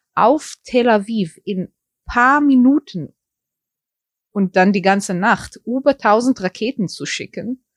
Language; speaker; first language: German; early bilingual, heritage; German